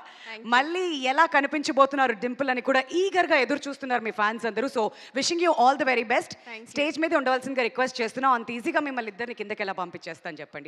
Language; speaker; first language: Telugu; native; Telugu